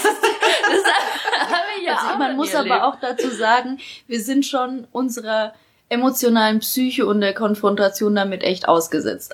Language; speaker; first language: German; early bilingual, other home language; Polish